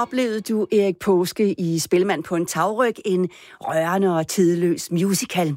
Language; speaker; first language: Danish; native; Danish